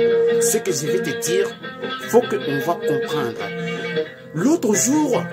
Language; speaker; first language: French; non-native, learner; Bambara